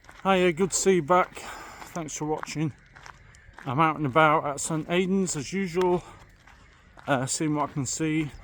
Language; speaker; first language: English; native; English